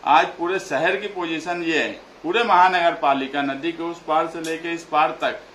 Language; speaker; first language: Hindi; non-native, local second language; Urdu